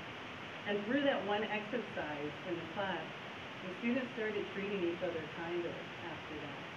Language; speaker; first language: English; native; English